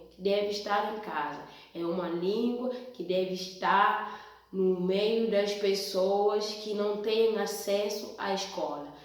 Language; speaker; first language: Portuguese; non-native, local second language; Upper Guinea Crioulo